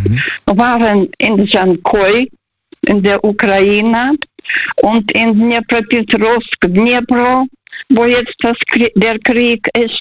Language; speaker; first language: German; non-native, fluent; Russian